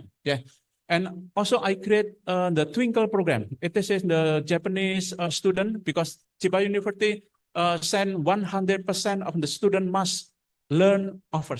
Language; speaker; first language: English; non-native, fluent; Indonesian